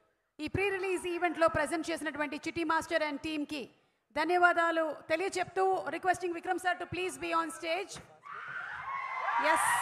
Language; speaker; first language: Telugu; native; Telugu